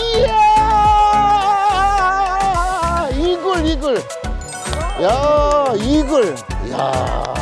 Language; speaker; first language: Korean; native; Korean